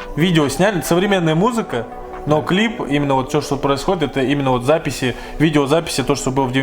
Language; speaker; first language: Russian; native; Russian